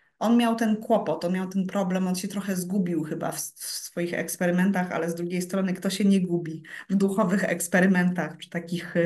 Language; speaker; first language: Polish; early bilingual, heritage; Polish